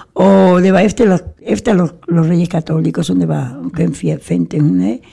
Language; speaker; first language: Danish; non-native, fluent; Spanish